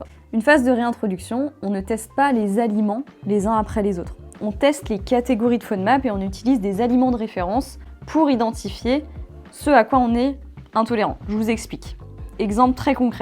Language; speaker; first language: French; native; French